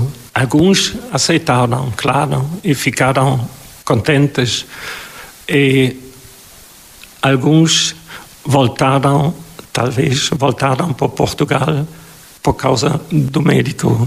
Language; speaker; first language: Portuguese; non-native, fluent; German